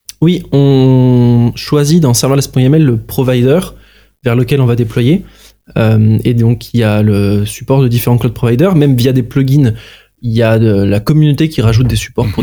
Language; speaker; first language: French; native; French